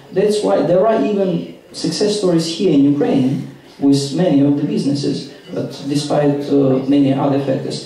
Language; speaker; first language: English; non-native, fluent; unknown